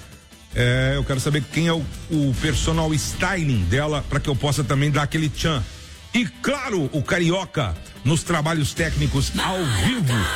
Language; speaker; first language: Portuguese; native; Portuguese